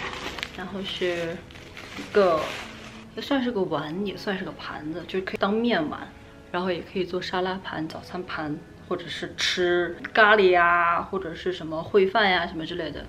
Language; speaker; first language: Chinese; native; Chinese